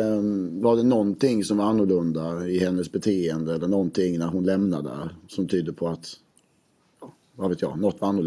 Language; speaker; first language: Swedish; native; Swedish